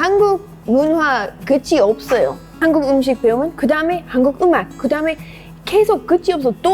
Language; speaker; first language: Korean; non-native, learner; English